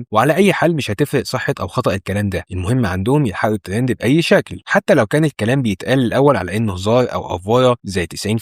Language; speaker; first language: Arabic; native; Arabic